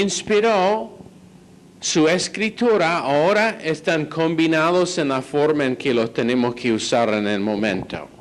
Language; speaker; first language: Spanish; non-native, fluent; English